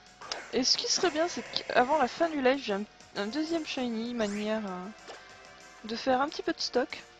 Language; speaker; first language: French; native; French